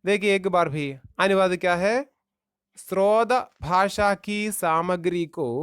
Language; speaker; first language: Hindi; non-native, local second language; Malayalam